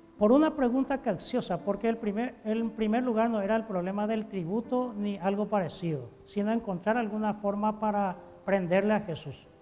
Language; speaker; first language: Spanish; non-native, local second language; Guarani